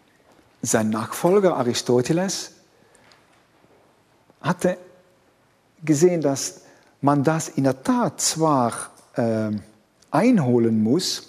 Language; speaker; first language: German; non-native, fluent; Dutch